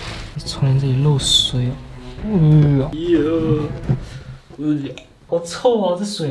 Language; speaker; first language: Chinese; native; Chinese